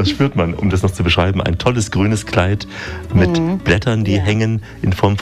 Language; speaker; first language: German; native; German